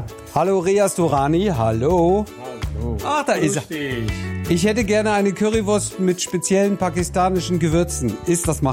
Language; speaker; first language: German; native; German